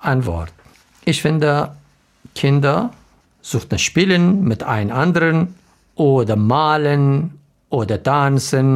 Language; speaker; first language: German; non-native, learner; Arabic